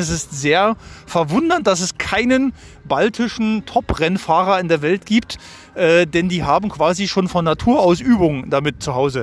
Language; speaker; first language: German; native; German